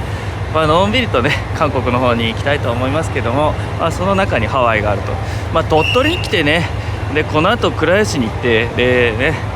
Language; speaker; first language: Japanese; native; Japanese